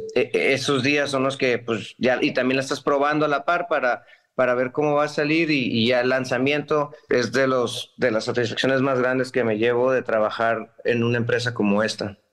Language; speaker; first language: Spanish; native; Spanish